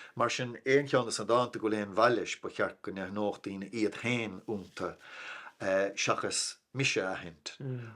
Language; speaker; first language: Irish; non-native, local second language; English